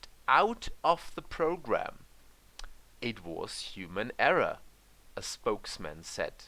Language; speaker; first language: English; non-native, fluent; German